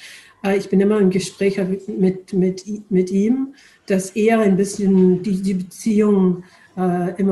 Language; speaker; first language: German; non-native, fluent; English